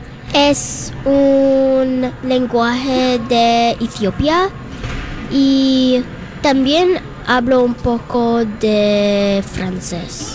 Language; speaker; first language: Spanish; non-native, learner; English